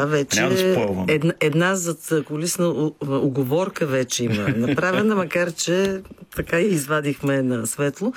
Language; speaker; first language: Bulgarian; native; Bulgarian